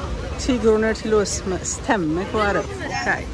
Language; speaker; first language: Norwegian; non-native, learner; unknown